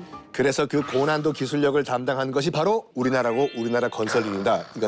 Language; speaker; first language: Korean; native; Korean